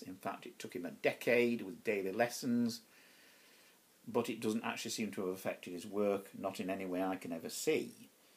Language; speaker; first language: English; native; English